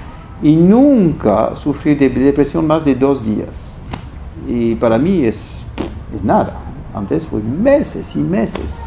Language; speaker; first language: Spanish; non-native, fluent; French